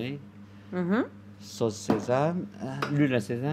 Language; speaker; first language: French; non-native, learner; Chinese